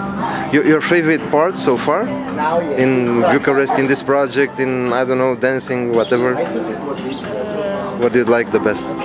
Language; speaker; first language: English; non-native, fluent; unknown